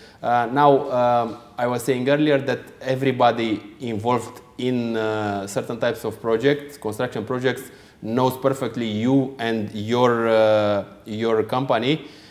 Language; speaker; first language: English; non-native, fluent; Romanian